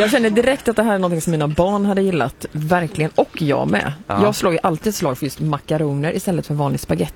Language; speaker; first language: Swedish; native; Swedish